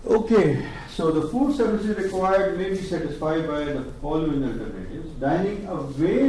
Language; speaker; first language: English; non-native, local second language; Urdu